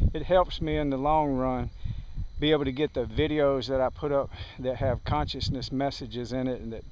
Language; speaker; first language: English; native; English